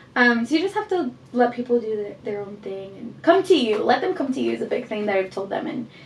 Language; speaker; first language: English; early bilingual, heritage; Spanish